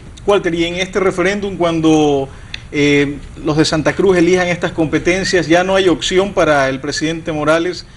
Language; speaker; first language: Spanish; native; Spanish